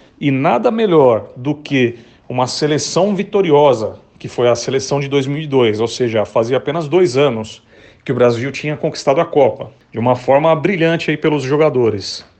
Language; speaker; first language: Portuguese; native; Portuguese